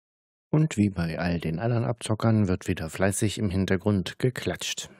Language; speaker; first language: German; native; German